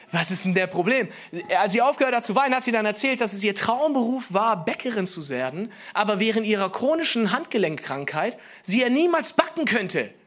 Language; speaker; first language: German; native; German